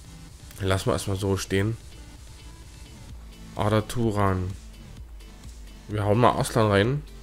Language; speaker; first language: German; native; German